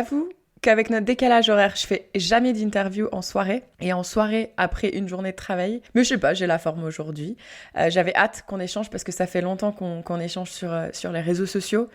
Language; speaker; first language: French; native; French